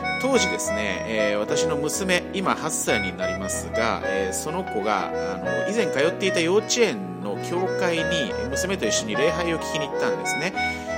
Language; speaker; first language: Japanese; native; Japanese